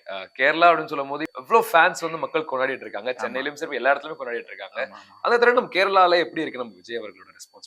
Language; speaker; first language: Tamil; native; Tamil